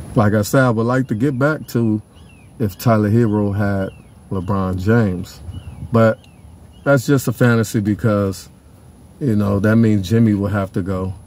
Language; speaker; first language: English; native; English